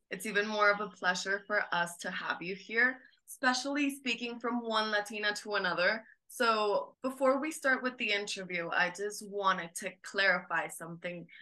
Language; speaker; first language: English; non-native, fluent; Spanish